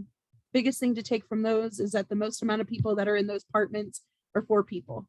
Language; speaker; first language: English; native; English